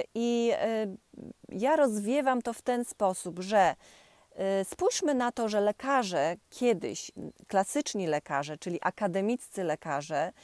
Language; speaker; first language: Polish; native; Polish